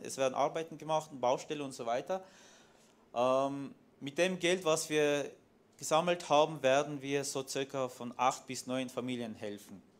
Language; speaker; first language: German; non-native, fluent; Armenian